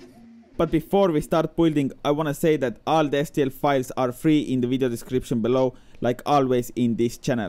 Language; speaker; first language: English; non-native, fluent; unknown